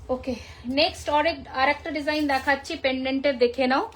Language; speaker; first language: Hindi; non-native, local second language; Bangla